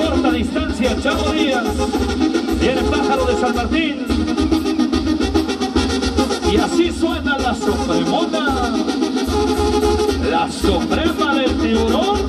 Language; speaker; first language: Spanish; native; Spanish